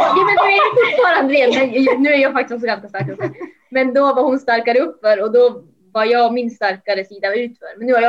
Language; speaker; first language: Swedish; native; Swedish